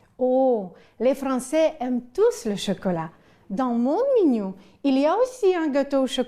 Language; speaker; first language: French; non-native, fluent; Ukrainian